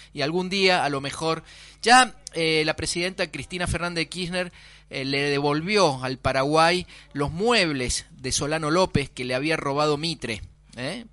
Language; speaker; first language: Spanish; native; Spanish